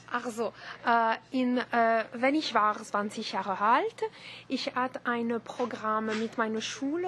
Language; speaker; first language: German; non-native, learner; French